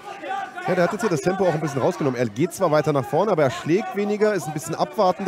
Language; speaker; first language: German; native; German